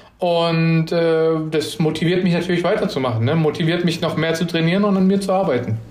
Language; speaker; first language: German; early bilingual, other home language; Turkish